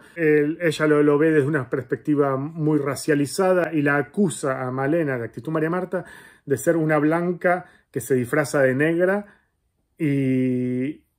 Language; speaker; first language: Spanish; native; Spanish